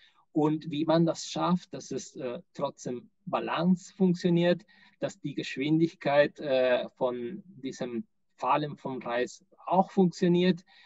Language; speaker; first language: German; non-native, fluent; Spanish